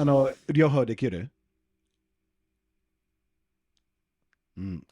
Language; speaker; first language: Japanese; non-native, learner; English